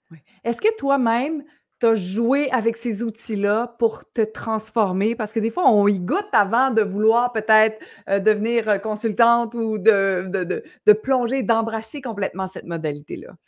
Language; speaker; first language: French; native; French